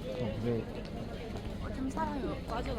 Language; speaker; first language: Korean; non-native, fluent; Japanese